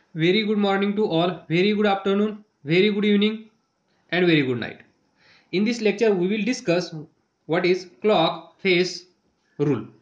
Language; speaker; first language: English; non-native, local second language; Marathi